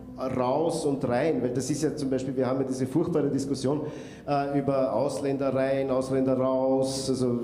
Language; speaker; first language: German; native; German